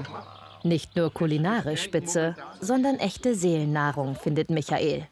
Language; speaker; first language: German; native; German